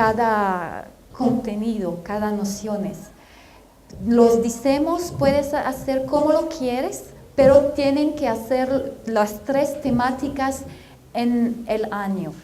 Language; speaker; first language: Spanish; non-native, fluent; French